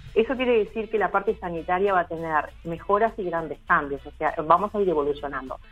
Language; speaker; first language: Spanish; native; Spanish